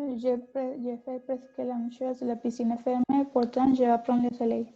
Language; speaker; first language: French; non-native, learner; Spanish